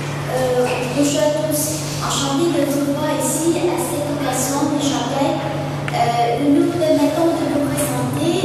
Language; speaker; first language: French; non-native, fluent; Vietnamese